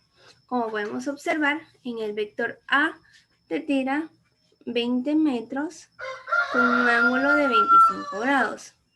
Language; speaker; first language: Spanish; native; Spanish